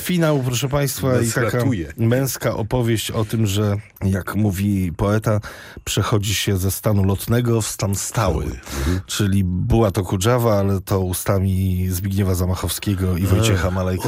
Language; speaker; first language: Polish; native; Polish